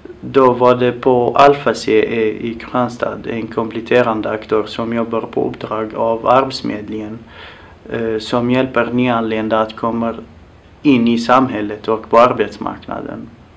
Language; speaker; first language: Swedish; non-native, fluent; Arabic